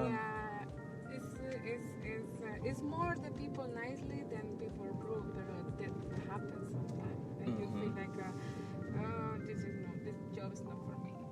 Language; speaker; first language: English; non-native, learner; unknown